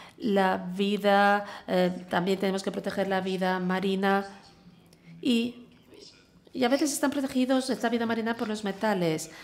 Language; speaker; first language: Spanish; non-native, fluent; English